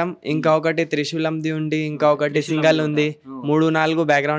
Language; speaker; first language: Telugu; non-native, local second language; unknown